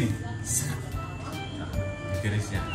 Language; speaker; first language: Indonesian; native; Indonesian